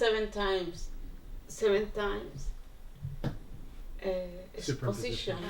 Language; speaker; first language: English; non-native, learner; Spanish